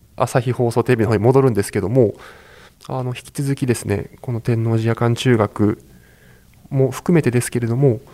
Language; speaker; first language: Japanese; native; Japanese